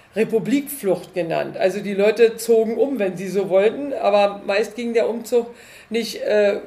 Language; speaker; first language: German; native; German